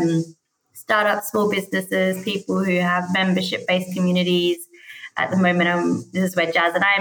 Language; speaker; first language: English; native; English